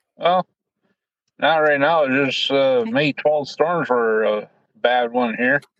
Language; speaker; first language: English; native; English